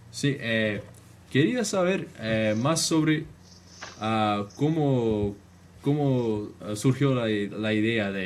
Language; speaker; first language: Spanish; early bilingual, heritage; Spanish